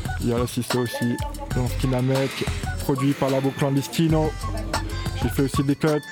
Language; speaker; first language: French; native; French